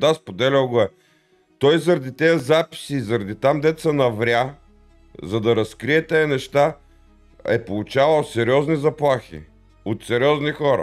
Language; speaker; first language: Bulgarian; native; Bulgarian